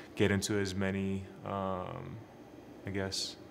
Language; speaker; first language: English; non-native, fluent; Turkish